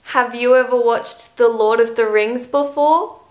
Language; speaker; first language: English; native; English